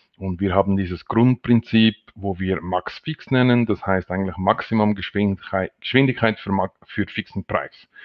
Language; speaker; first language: German; non-native, local second language; French